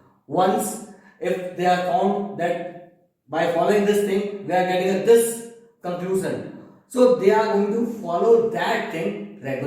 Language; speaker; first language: English; non-native, local second language; Hindi